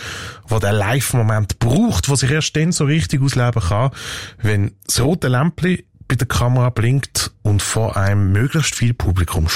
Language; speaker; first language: German; native; German